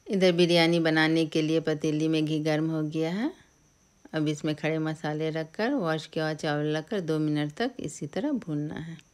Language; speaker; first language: Hindi; native; Hindi